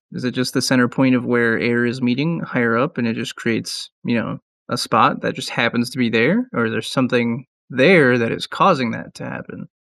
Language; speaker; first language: English; native; English